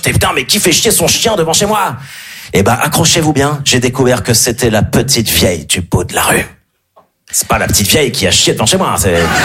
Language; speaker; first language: French; native; French